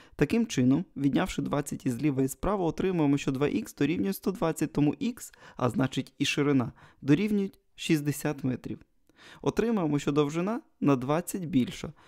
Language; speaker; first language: Ukrainian; non-native, local second language; Russian